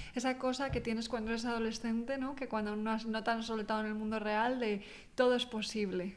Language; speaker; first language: Spanish; native; Spanish